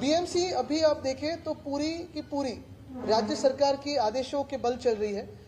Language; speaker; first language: Hindi; non-native, local second language; Marathi